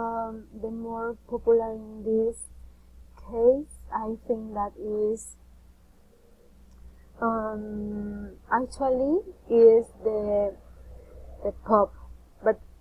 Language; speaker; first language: English; non-native, learner; Spanish